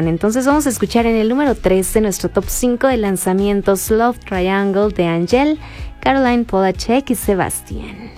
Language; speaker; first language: Spanish; native; Spanish